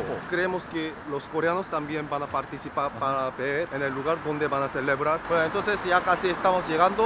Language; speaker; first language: Spanish; non-native, fluent; Korean